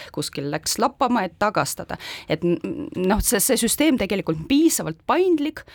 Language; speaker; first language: Estonian; non-native, local second language; Russian